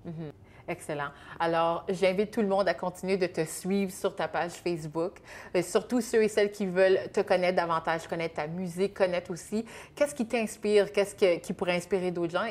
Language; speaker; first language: French; native; French